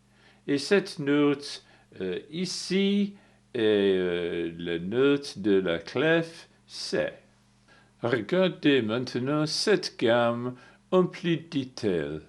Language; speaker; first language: French; non-native, learner; English